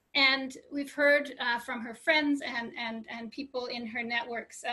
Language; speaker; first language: English; native; English